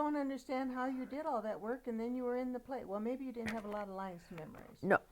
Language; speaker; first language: English; native; English